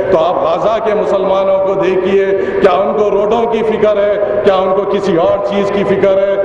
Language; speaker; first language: Urdu; native; Urdu